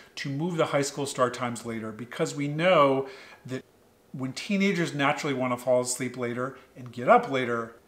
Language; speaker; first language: English; native; English